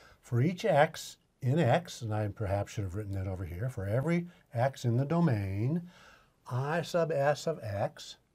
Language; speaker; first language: English; native; English